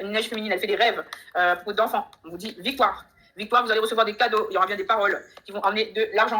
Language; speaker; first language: French; native; French